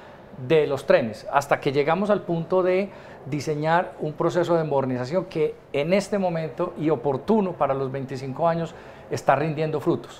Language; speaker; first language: Spanish; native; Spanish